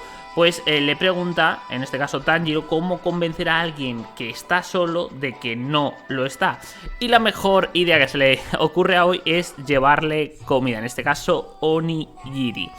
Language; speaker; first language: Spanish; native; Spanish